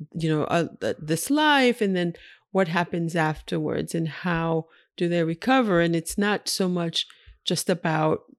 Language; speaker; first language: English; early bilingual, other home language; Haitian Creole